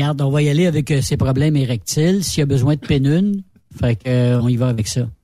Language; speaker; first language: French; native; French